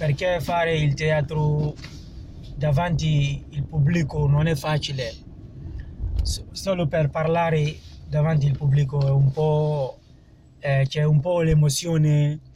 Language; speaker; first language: Italian; non-native, learner; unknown